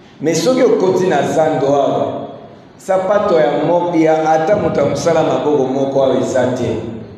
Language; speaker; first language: Lingala; native; Lingala